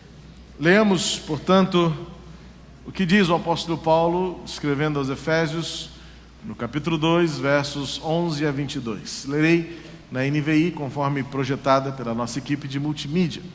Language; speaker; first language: Portuguese; native; Portuguese